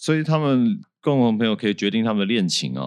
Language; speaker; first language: Chinese; native; Chinese